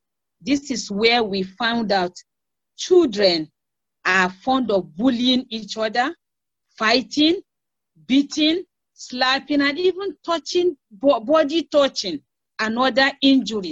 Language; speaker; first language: English; non-native, local second language; Hausa